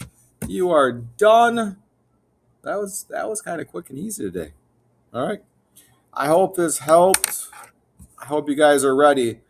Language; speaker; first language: English; native; English